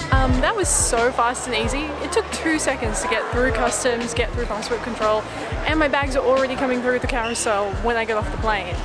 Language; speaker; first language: English; native; English